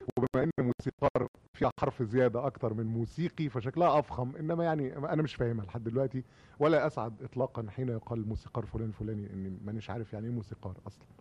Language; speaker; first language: Egyptian Arabic; native; Egyptian Arabic